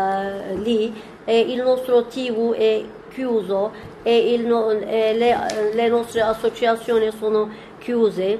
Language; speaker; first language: Italian; non-native, fluent; Turkish